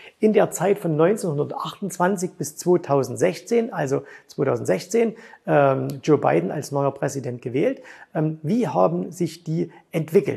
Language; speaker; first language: German; native; German